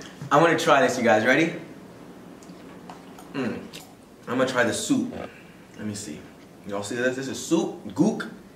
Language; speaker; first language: English; native; English